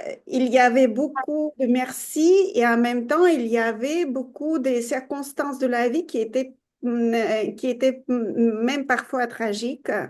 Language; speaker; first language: French; non-native, fluent; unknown